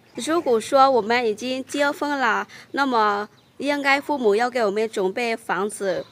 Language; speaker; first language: Chinese; non-native, fluent; Lao